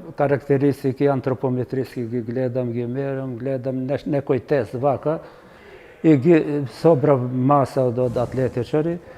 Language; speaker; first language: Macedonian; native; Macedonian